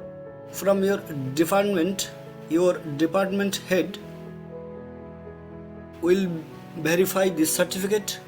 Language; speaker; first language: English; non-native, fluent; Bangla